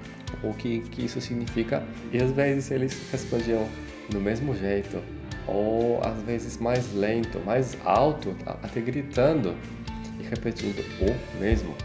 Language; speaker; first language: Portuguese; non-native, fluent; Polish